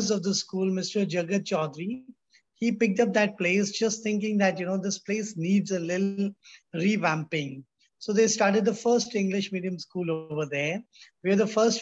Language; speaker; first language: English; non-native, local second language; Hindi